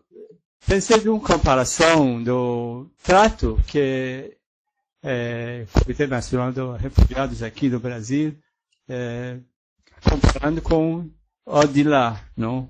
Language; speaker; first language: Portuguese; non-native, fluent; Persian